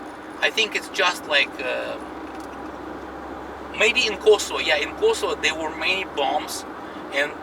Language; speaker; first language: English; non-native, fluent; Russian